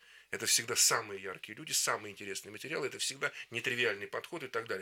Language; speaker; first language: Russian; native; Russian